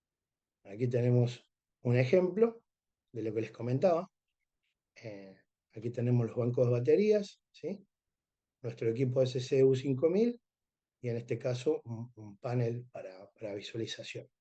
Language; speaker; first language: Spanish; native; Spanish